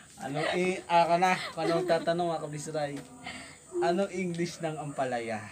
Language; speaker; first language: Filipino; non-native, local second language; Cebuano